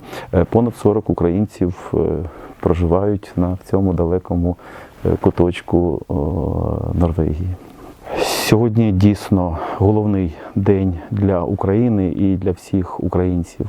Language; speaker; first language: Ukrainian; native; Ukrainian